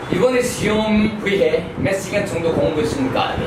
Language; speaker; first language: Korean; non-native, fluent; Nepali